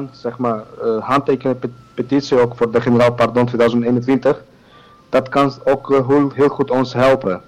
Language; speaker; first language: Dutch; non-native, learner; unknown